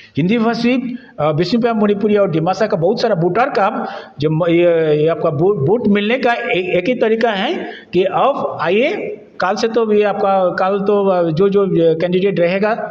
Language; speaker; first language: Hindi; native; Hindi